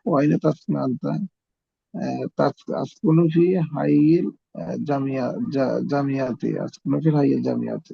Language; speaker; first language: Arabic; non-native, learner; Bangla